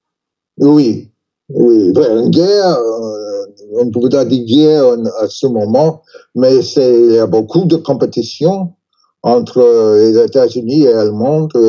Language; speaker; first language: French; non-native, learner; English